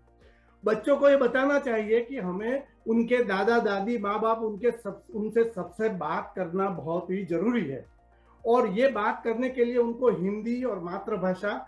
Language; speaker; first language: Hindi; native; Hindi